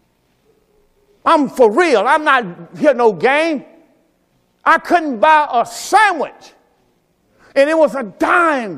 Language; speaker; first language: English; native; English